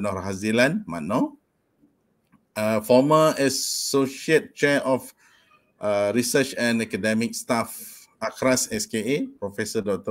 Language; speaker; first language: English; non-native, local second language; Malay